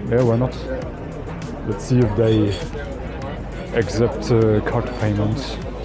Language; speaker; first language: English; non-native, fluent; German